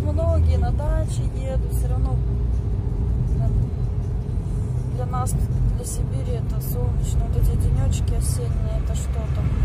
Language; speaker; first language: Russian; native; Russian